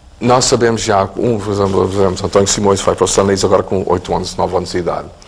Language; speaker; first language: Portuguese; early bilingual, heritage; English